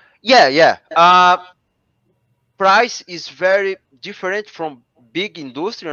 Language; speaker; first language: English; non-native, learner; Portuguese